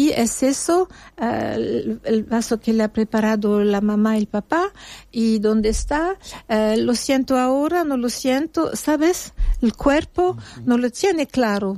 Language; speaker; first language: Spanish; non-native, fluent; French